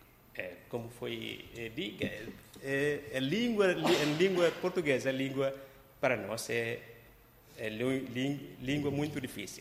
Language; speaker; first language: Portuguese; non-native, local second language; Tetum